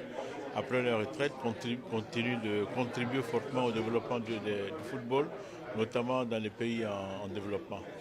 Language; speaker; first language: French; native; French